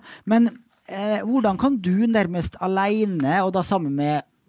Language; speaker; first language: Norwegian; native; Norwegian